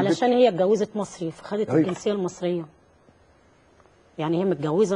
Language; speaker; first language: Arabic; native; Arabic